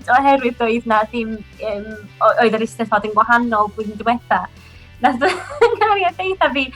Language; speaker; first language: Welsh; non-native, local second language; English